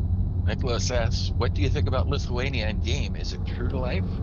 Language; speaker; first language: English; native; English